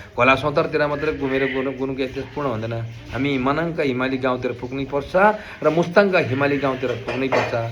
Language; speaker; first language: Nepali; non-native, local second language; Gurung